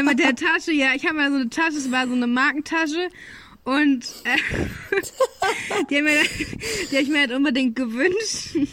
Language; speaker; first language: German; native; German